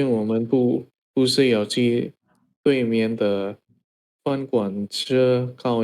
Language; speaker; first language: Chinese; non-native, learner; Indonesian